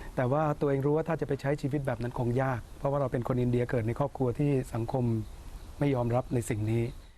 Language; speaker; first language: Thai; early bilingual, other home language; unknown